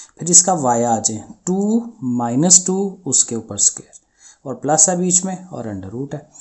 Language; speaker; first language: Urdu; non-native, local second language; Punjabi